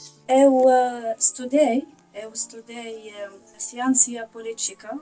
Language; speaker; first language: Portuguese; non-native, learner; Arabic